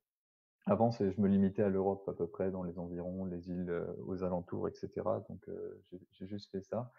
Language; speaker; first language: French; native; French